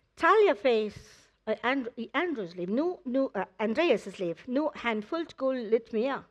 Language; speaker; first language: Danish; non-native, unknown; English